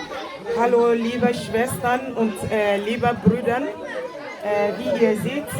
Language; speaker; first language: German; non-native, fluent; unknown